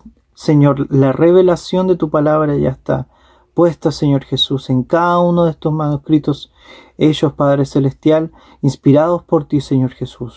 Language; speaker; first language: Spanish; native; Spanish